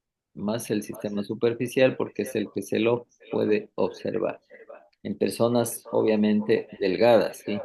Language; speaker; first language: Spanish; native; Spanish